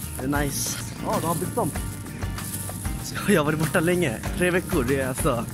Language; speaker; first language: Swedish; native; Swedish